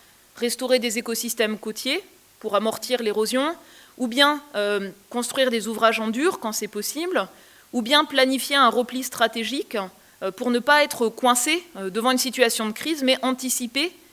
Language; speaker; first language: French; native; French